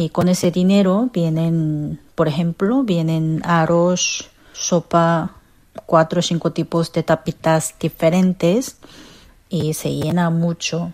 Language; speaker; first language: Spanish; non-native, learner; Korean